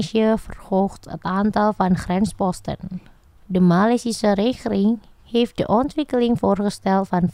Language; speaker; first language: Dutch; non-native, fluent; Indonesian